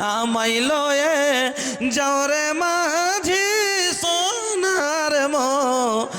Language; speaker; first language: Bangla; non-native, local second language; Bhojpuri